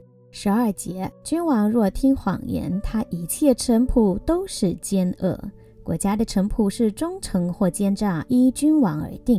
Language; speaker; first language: Chinese; native; Chinese